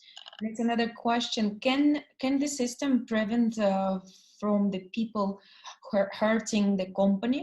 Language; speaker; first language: English; non-native, learner; Russian